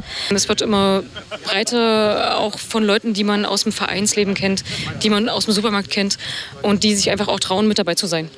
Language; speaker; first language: German; native; German